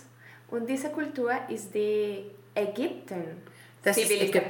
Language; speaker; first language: German; non-native, learner; Spanish